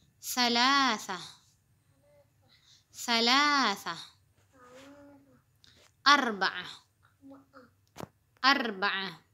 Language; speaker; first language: Arabic; non-native, fluent; Indonesian